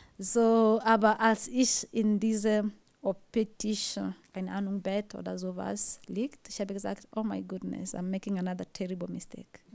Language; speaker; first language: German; non-native, learner; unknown